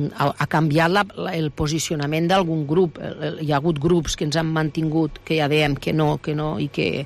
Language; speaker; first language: Catalan; native; Catalan